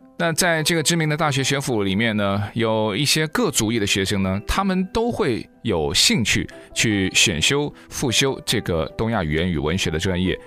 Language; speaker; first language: Chinese; native; Chinese